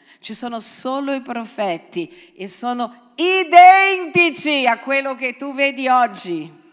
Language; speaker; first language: Italian; non-native, fluent; Portuguese